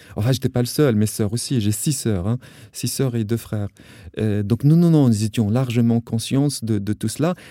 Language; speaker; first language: French; non-native, local second language; Arabic